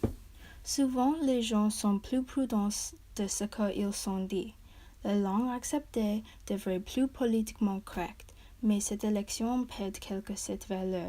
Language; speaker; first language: French; non-native, learner; English